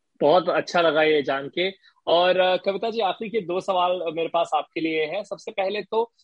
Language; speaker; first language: Hindi; native; Hindi